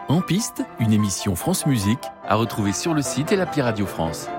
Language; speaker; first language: French; native; French